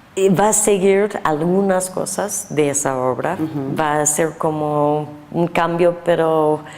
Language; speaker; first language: Spanish; non-native, learner; English